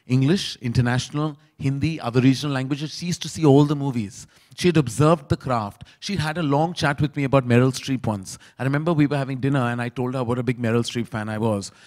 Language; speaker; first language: English; non-native, local second language; Hindi